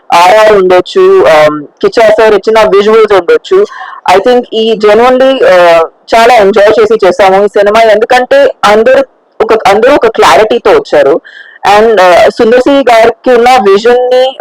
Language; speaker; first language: Telugu; non-native, fluent; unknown